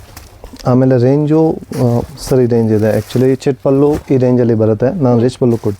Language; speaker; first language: Kannada; non-native, local second language; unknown